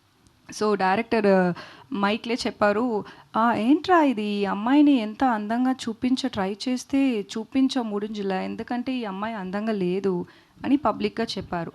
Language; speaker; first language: Telugu; non-native, learner; Tamil